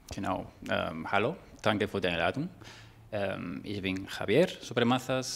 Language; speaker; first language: German; non-native, fluent; Spanish